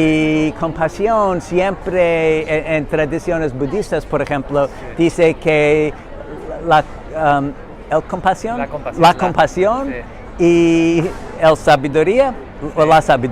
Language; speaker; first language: Spanish; non-native, learner; English